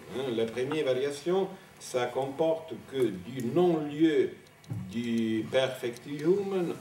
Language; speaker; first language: French; non-native, fluent; Italian